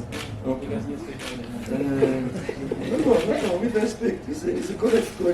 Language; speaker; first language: English; non-native, learner; French